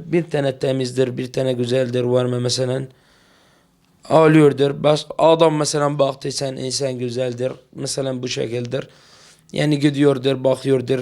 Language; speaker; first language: Turkish; non-native, learner; Arabic